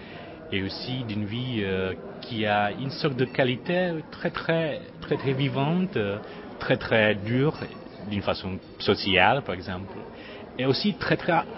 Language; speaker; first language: French; non-native, fluent; Czech